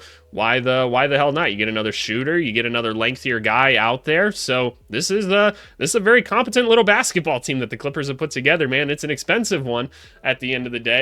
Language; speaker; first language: English; native; English